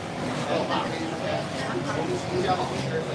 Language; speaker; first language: Chinese; non-native, fluent; English